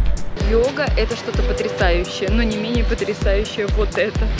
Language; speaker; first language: Russian; native; Russian